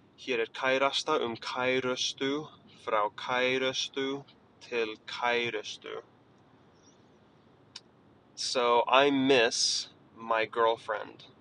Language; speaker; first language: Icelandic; non-native, learner; English